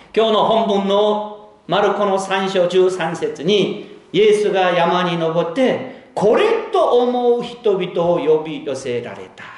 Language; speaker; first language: Japanese; non-native, fluent; Korean